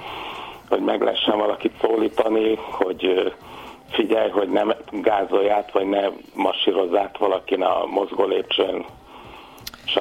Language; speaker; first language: Hungarian; native; Hungarian